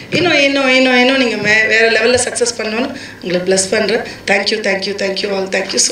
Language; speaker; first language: Tamil; non-native, fluent; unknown